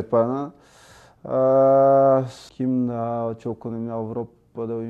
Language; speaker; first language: Turkish; non-native, learner; Portuguese